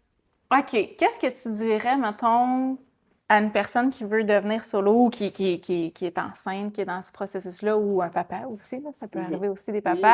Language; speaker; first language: French; native; French